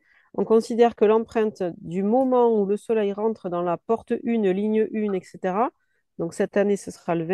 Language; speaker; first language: French; native; French